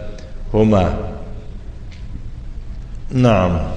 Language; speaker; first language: Arabic; non-native, fluent; Tajik